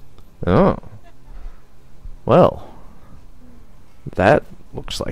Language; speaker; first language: English; native; English